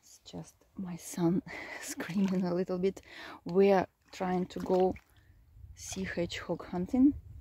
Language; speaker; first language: English; non-native, fluent; Russian